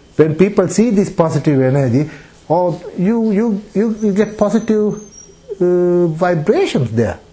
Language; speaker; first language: English; non-native, local second language; Sinhala